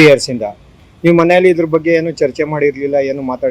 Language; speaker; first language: Kannada; native; Kannada